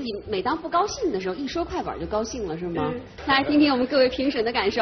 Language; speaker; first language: Chinese; native; Chinese